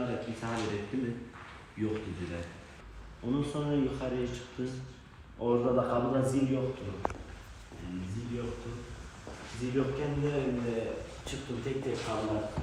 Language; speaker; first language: Turkish; non-native, fluent; Arabic